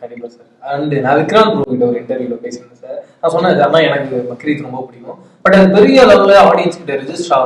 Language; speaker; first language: Tamil; native; Tamil